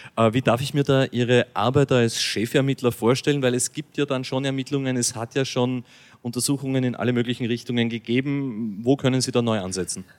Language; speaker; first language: German; native; German